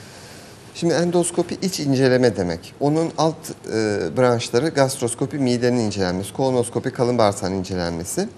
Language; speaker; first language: Turkish; native; Turkish